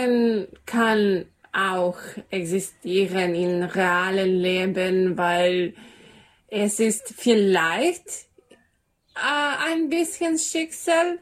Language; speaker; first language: German; non-native, learner; Serbian